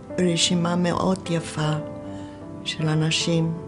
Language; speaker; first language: Hebrew; non-native, fluent; Romanian